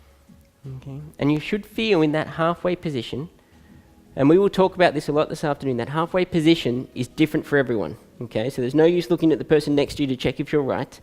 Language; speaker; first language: English; native; English